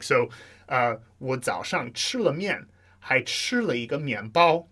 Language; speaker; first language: Chinese; non-native, fluent; English